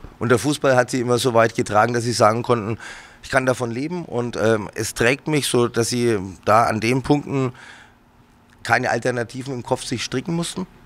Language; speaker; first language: German; native; German